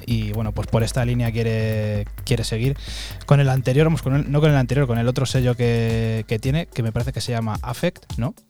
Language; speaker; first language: Spanish; native; Spanish